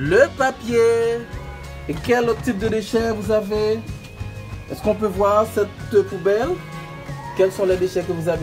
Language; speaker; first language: French; non-native, local second language; Haitian Creole